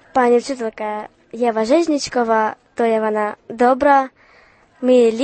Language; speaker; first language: Czech; early bilingual, heritage; Ukrainian